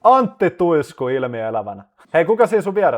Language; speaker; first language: Finnish; native; Finnish